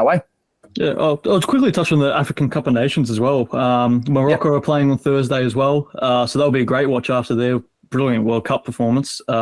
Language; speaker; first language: English; native; English